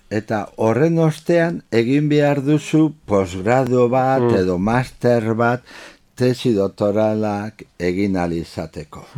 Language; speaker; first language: Basque; non-native, local second language; Spanish